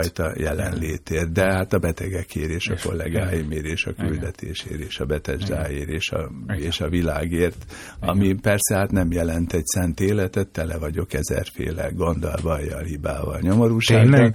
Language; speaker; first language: Hungarian; native; Hungarian